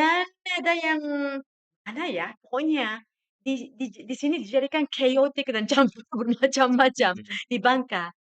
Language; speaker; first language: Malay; non-native, fluent; Japanese